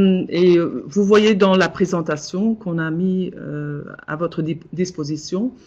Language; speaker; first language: French; non-native, local second language; Dutch